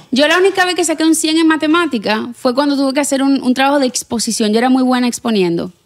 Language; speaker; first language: Spanish; native; Spanish